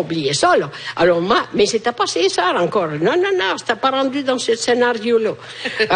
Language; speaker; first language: French; non-native, fluent; Italian